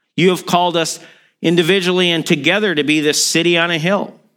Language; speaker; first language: English; native; English